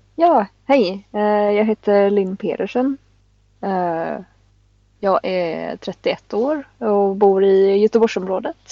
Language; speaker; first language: Swedish; native; Swedish